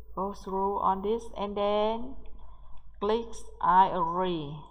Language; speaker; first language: English; non-native, learner; Vietnamese